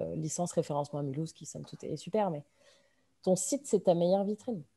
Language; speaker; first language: French; native; French